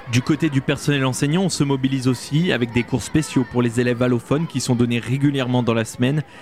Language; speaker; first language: French; native; French